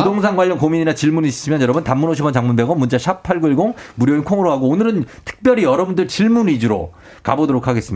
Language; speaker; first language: Korean; native; Korean